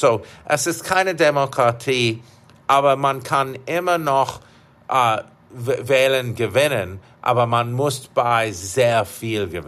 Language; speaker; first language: German; non-native, fluent; English